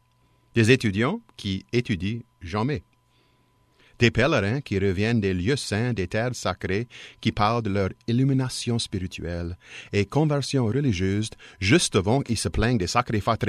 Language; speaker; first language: French; native; French